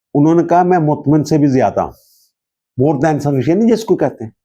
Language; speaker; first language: Urdu; non-native, local second language; Punjabi